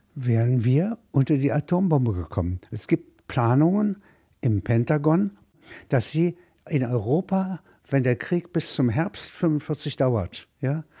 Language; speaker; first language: German; native; German